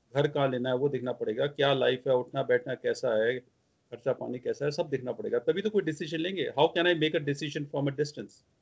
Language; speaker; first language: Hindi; non-native, local second language; Punjabi